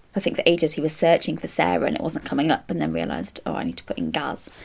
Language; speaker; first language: English; native; English